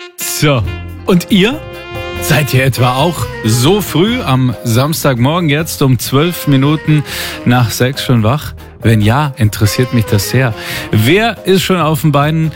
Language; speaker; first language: German; native; German